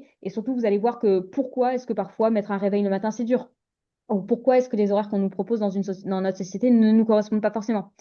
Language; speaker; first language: French; native; French